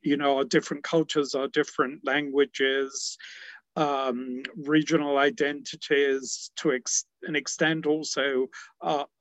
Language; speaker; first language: English; native; English